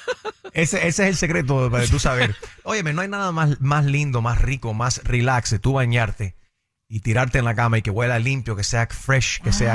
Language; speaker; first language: Spanish; native; Spanish